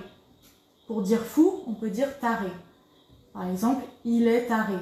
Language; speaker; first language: French; native; French